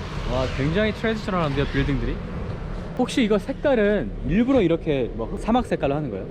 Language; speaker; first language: Korean; native; Korean